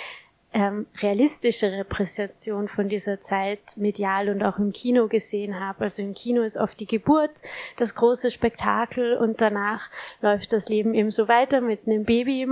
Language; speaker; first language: German; native; German